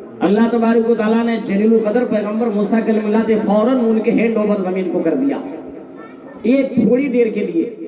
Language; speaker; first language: Urdu; native; Urdu